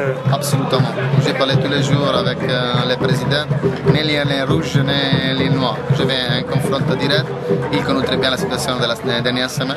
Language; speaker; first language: French; non-native, fluent; Italian